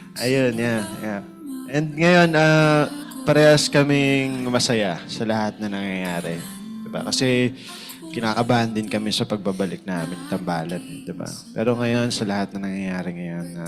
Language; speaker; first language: Filipino; native; Filipino